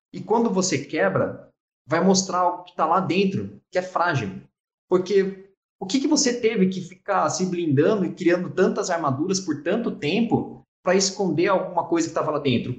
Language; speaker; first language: Portuguese; native; Portuguese